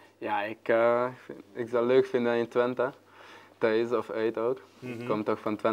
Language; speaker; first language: Dutch; non-native, learner; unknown